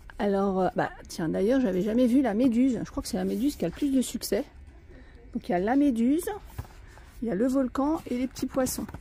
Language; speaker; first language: French; native; French